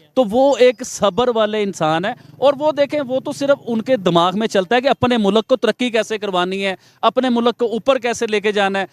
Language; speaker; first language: Urdu; non-native, local second language; Punjabi